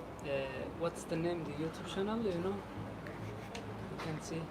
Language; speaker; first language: English; non-native, learner; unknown